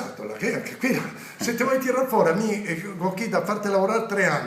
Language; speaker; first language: Italian; native; Italian